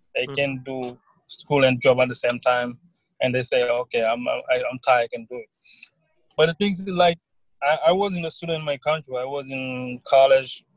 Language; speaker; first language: English; non-native, learner; Wolof